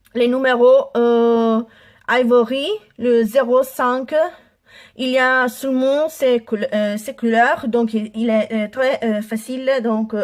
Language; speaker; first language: French; non-native, learner; Italian